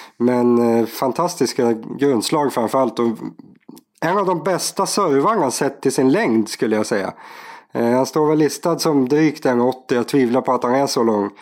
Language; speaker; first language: Swedish; native; Swedish